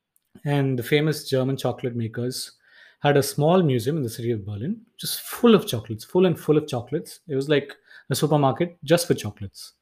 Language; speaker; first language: English; non-native, local second language; Tamil